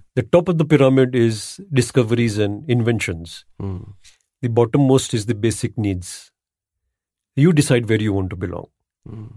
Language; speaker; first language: English; non-native, local second language; Gujarati